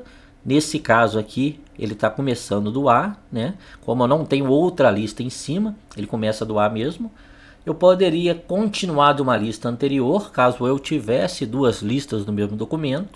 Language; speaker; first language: Portuguese; native; Portuguese